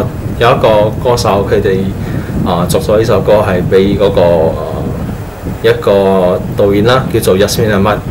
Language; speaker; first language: Cantonese; non-native, fluent; Min Nan Chinese